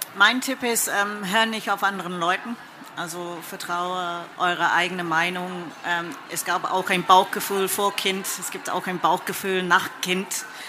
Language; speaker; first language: German; non-native, fluent; English